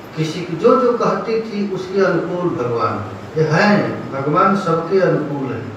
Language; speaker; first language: Hindi; non-native, local second language; Bangla